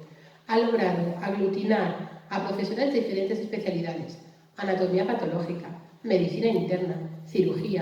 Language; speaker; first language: Spanish; native; Spanish